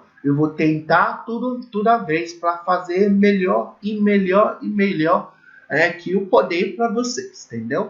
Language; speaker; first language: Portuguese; non-native, learner; English